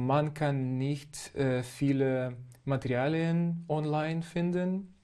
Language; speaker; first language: German; non-native, fluent; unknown